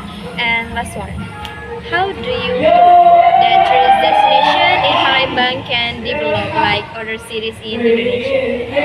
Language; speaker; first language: English; non-native, learner; Indonesian